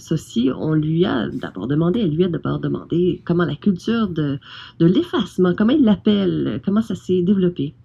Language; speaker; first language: French; native; French